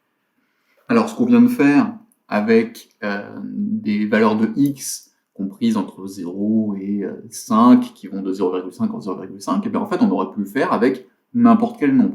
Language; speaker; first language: French; native; French